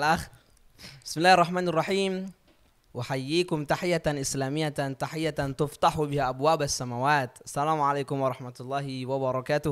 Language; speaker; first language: Arabic; non-native, learner; Indonesian